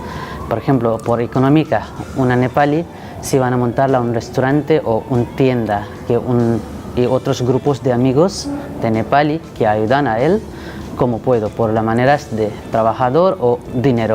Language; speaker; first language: Spanish; non-native, learner; Nepali